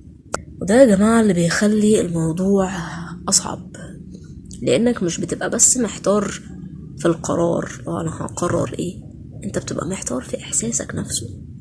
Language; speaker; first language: Arabic; native; Arabic